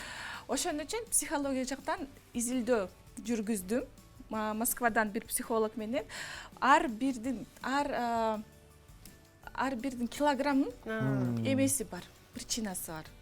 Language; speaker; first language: Kyrgyz; non-native, local second language; Russian